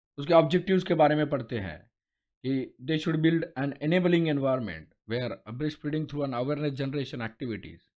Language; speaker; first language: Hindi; non-native, local second language; Marathi